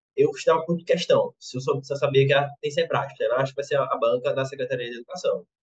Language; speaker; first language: Portuguese; native; Portuguese